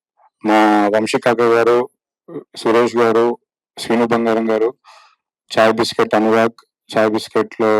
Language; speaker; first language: Telugu; native; Telugu